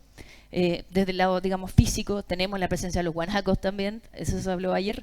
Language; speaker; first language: Spanish; native; Spanish